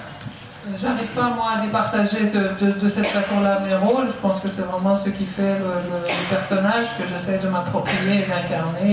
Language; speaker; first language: French; native; French